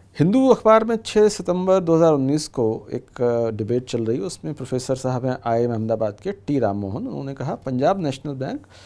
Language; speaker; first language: Hindi; native; Hindi